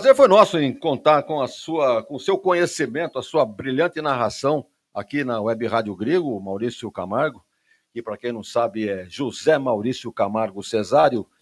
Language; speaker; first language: Portuguese; native; Portuguese